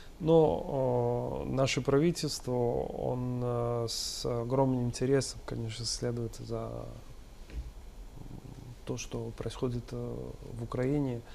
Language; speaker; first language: Russian; non-native, fluent; Italian